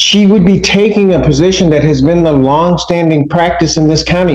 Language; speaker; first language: English; native; English